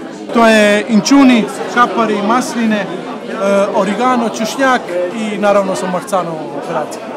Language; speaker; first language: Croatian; non-native, learner; Italian